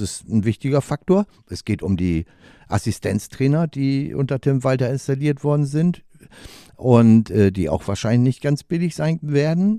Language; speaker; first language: German; native; German